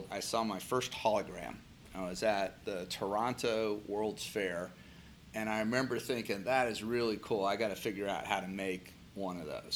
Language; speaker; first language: English; native; English